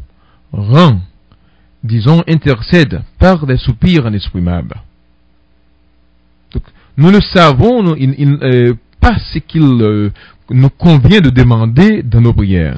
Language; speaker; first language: French; non-native, local second language; Haitian Creole